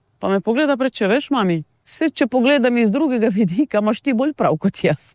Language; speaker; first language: Slovenian; non-native, local second language; Romany